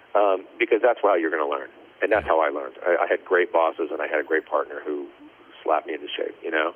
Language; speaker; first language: English; native; English